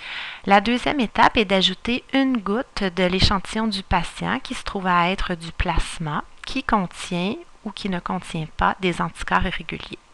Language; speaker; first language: French; native; French